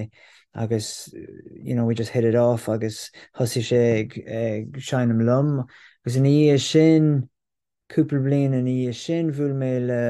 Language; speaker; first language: Irish; non-native, local second language; English